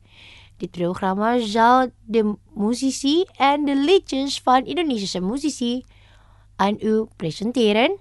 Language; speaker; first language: Dutch; non-native, learner; Indonesian